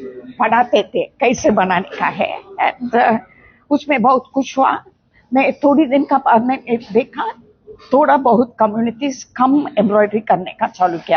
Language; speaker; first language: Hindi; non-native, local second language; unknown